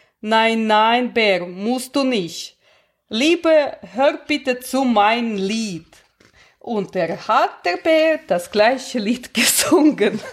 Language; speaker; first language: German; non-native, learner; Russian